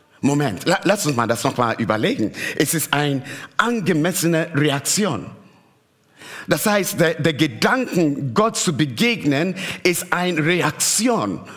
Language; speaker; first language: German; non-native, fluent; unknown